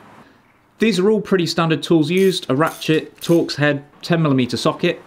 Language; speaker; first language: English; native; English